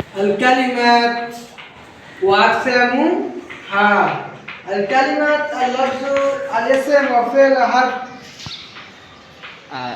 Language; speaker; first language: Arabic; non-native, fluent; Bangla